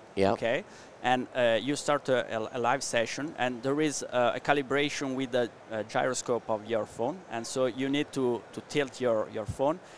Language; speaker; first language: English; non-native, learner; Italian